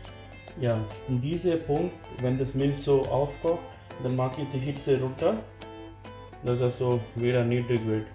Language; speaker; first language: German; non-native, fluent; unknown